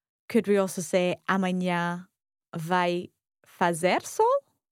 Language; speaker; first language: Portuguese; non-native, learner; English